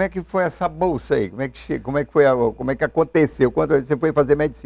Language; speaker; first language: Portuguese; native; Portuguese